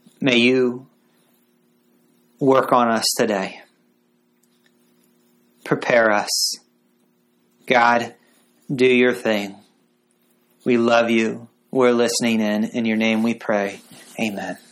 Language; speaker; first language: English; native; English